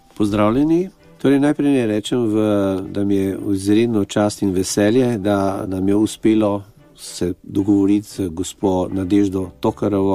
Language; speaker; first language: Slovenian; native; Slovenian